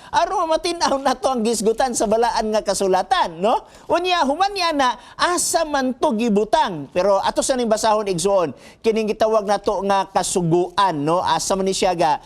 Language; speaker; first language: Cebuano; native; Cebuano